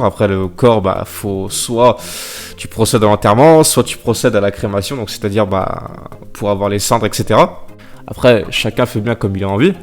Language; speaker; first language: French; native; French